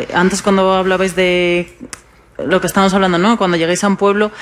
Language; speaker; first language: Spanish; native; Spanish